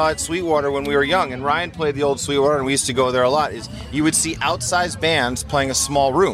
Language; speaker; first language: English; native; English